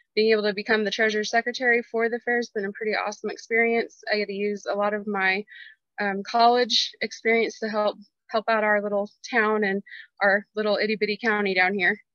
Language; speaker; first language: English; native; English